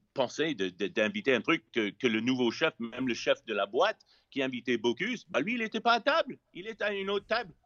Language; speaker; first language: French; non-native, fluent; English